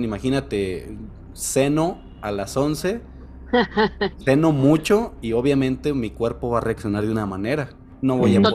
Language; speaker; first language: Spanish; native; Spanish